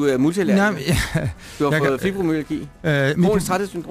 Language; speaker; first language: Danish; native; Danish